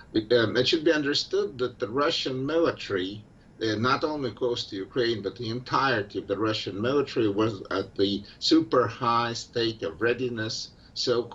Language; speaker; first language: English; non-native, fluent; Russian